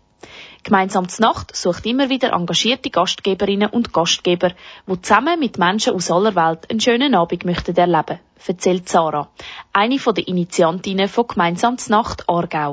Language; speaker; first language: German; native; German